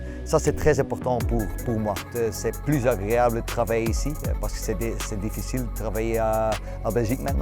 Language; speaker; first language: French; non-native, local second language; Dutch